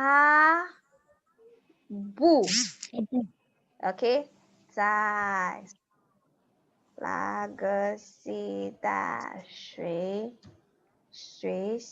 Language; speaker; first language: Chinese; non-native, fluent; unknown